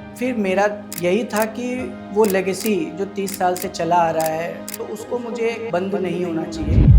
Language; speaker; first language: Hindi; non-native, local second language; Tamil